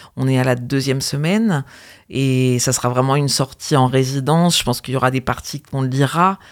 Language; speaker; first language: French; native; French